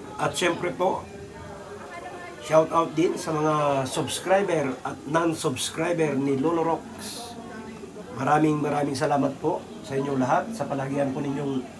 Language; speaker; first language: Filipino; non-native, local second language; Iloko